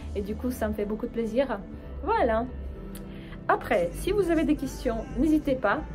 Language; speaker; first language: French; non-native, fluent; Russian